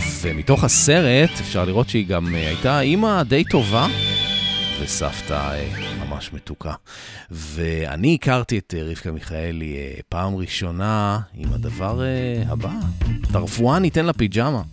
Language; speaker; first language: Hebrew; native; Hebrew